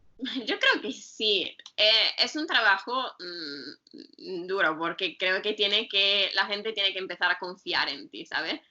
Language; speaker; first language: Spanish; non-native, fluent; Italian